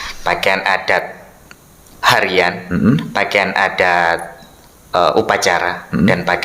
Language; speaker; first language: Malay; non-native, local second language; Madurese